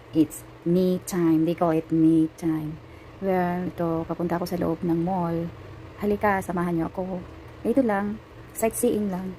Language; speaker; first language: Filipino; non-native, local second language; Cebuano